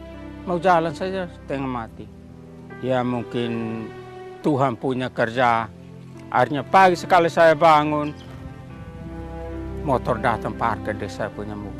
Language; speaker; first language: Indonesian; non-native, local second language; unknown